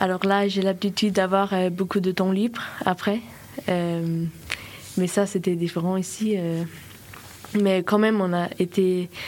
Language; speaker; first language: French; non-native, fluent; Faroese